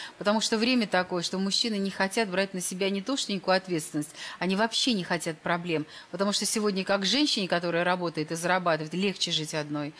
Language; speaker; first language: Russian; native; Russian